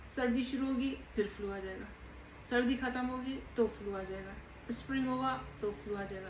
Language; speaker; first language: Urdu; native; Urdu